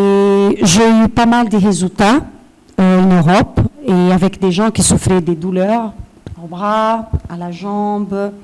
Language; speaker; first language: French; non-native, fluent; Portuguese